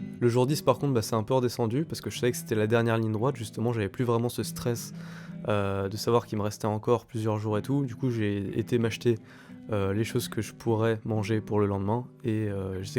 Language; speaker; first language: French; native; French